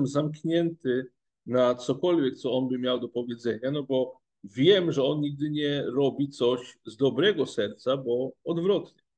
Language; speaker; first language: Polish; non-native, fluent; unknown